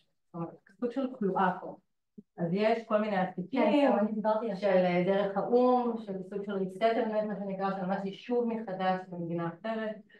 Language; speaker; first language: Hebrew; native; Hebrew